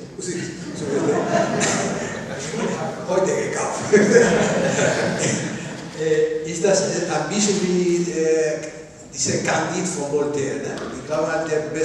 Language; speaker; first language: German; non-native, learner; Spanish